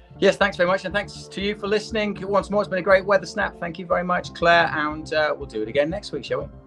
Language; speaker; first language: English; native; English